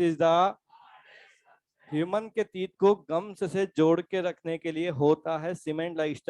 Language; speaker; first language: Hindi; native; Hindi